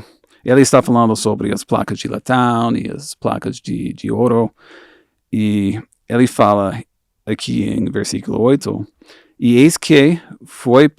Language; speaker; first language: Portuguese; non-native, fluent; English